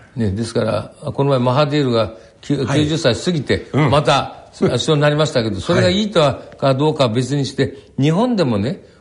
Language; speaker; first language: Japanese; native; Japanese